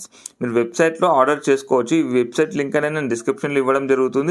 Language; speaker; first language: Telugu; native; Telugu